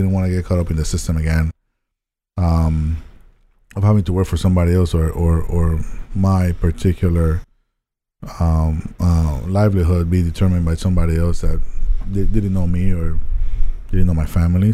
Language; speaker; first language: English; non-native, fluent; Spanish